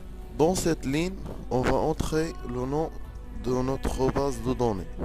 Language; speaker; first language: French; non-native, local second language; Arabic